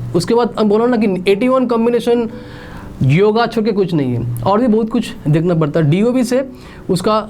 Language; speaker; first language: Hindi; non-native, local second language; Bangla